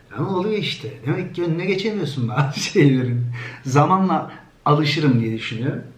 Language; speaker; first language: Turkish; native; Turkish